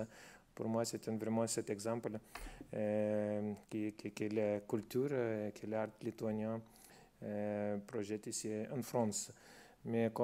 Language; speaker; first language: French; non-native, fluent; Lithuanian